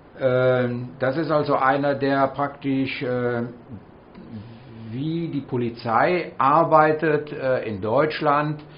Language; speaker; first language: German; native; German